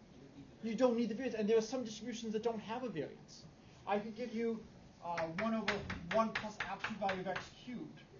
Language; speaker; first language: English; native; English